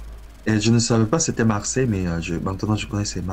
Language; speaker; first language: French; non-native, learner; Korean